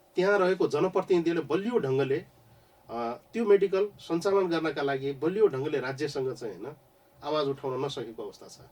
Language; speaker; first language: Nepali; non-native, local second language; Rana Tharu